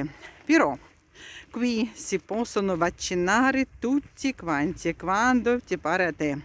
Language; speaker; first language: Italian; non-native, fluent; Russian